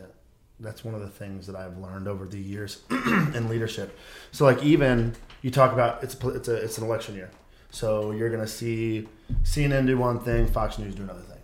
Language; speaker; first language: English; native; English